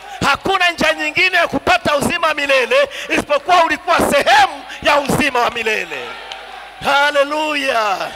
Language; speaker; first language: Swahili; native; Swahili